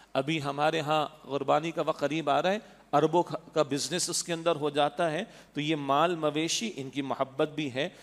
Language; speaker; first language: Urdu; native; Urdu